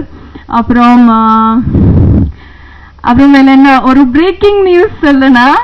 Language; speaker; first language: Tamil; non-native, learner; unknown